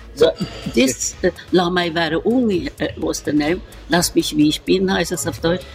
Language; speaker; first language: English; non-native, learner; Norwegian